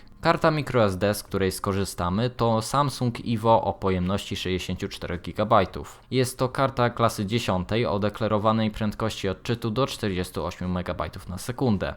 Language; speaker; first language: Polish; native; Polish